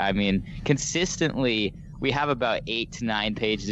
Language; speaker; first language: English; native; English